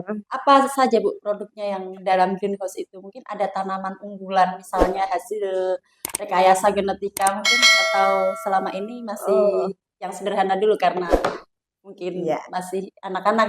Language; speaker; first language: Indonesian; non-native, local second language; Javanese